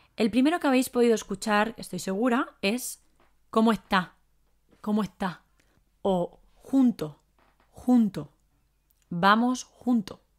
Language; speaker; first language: Spanish; native; Spanish